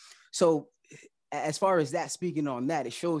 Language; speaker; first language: English; early bilingual, other home language; Haitian Creole